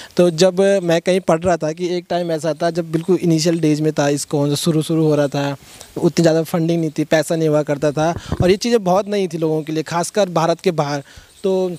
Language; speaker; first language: Hindi; native; Hindi